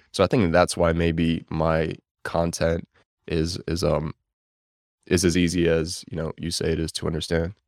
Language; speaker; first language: English; early bilingual, other home language; Bulgarian